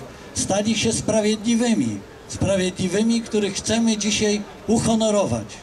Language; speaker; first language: Polish; native; Polish